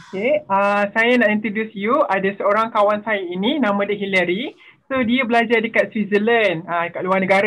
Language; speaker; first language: Malay; native; Malay